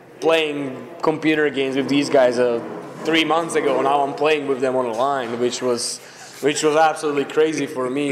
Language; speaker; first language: English; non-native, fluent; Slovak